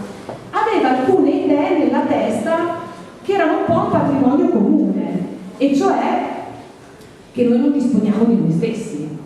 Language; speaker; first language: Italian; native; Italian